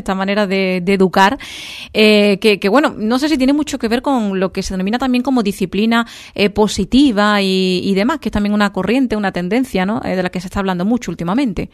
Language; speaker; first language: Spanish; native; Spanish